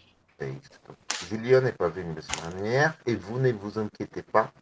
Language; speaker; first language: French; non-native, learner; Portuguese